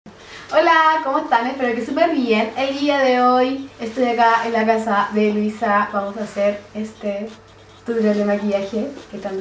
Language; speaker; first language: Spanish; native; Spanish